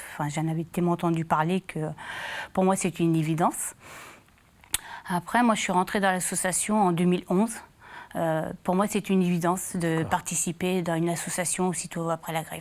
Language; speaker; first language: French; native; French